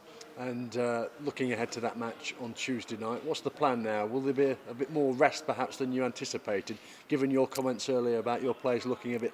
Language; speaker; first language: English; native; English